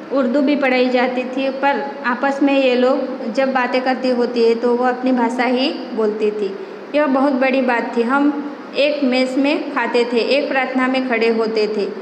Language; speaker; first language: Hindi; non-native, local second language; Gujarati